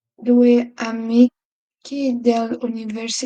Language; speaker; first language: Italian; non-native, learner; Portuguese